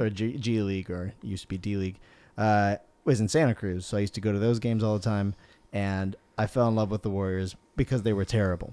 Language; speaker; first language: English; native; English